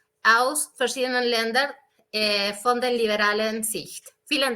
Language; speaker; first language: German; non-native, fluent; Spanish